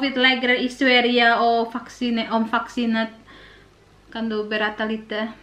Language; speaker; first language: Swedish; non-native, learner; Indonesian